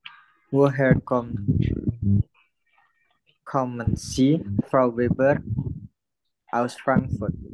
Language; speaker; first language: German; non-native, learner; Indonesian